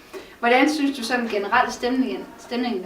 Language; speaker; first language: Danish; native; Danish